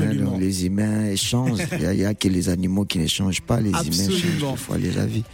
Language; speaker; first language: French; non-native, local second language; Lingala